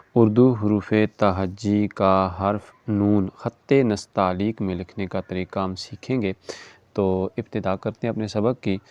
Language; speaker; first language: Urdu; non-native, local second language; Punjabi